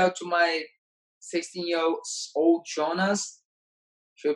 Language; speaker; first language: English; non-native, learner; Portuguese